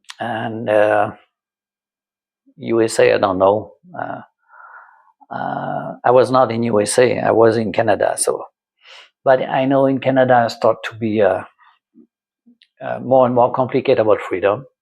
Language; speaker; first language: English; non-native, learner; French